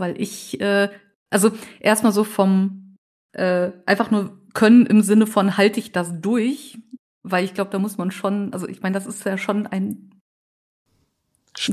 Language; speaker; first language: German; native; German